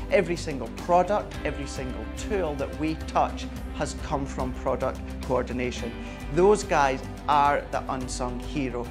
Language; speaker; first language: English; native; English